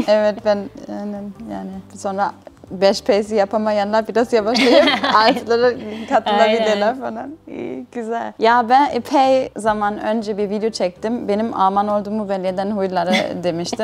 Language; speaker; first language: Turkish; non-native, fluent; German